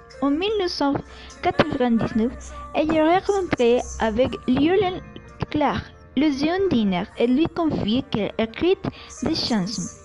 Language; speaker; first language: French; non-native, learner; Spanish